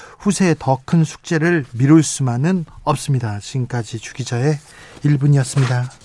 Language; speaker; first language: Korean; native; Korean